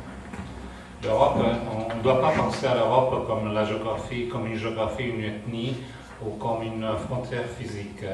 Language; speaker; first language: French; non-native, fluent; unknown